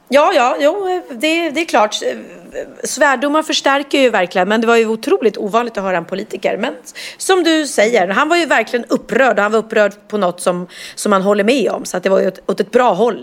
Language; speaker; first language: Swedish; native; Swedish